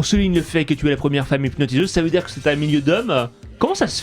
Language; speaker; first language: French; native; French